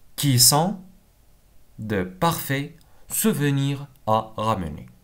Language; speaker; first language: French; non-native, local second language; Arabic